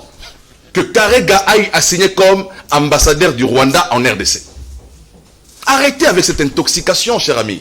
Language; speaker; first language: French; non-native, local second language; Lingala